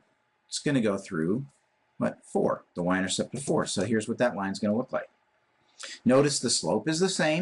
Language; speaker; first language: English; native; English